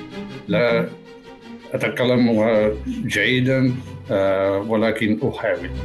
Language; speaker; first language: Arabic; non-native, learner; Dutch